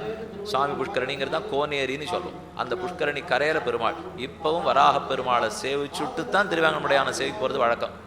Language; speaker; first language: Tamil; native; Tamil